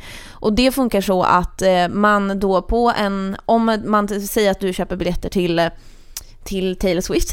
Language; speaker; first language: Swedish; native; Swedish